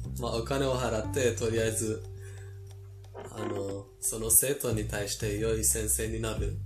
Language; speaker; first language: Japanese; non-native, fluent; Persian